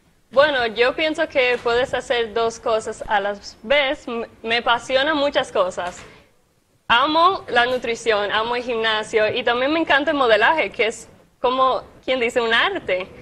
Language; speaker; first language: Spanish; native; Spanish